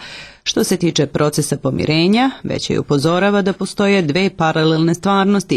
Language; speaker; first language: Croatian; native; Croatian